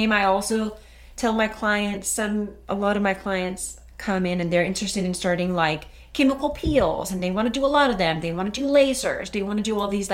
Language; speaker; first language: English; non-native, fluent; Danish